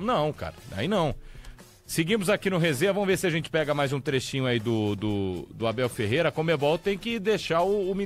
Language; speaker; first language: Portuguese; native; Portuguese